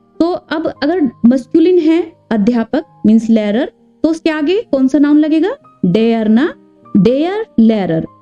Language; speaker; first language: Hindi; native; Hindi